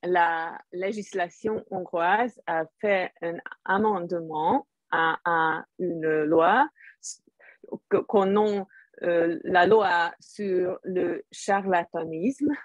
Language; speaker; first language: French; non-native, fluent; Hungarian